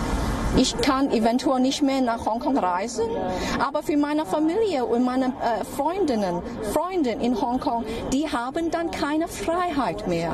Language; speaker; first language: German; non-native, learner; Cantonese